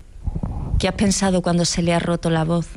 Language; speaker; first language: Spanish; native; Spanish